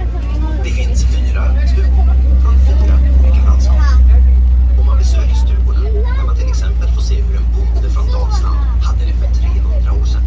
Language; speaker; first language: Swedish; native; Swedish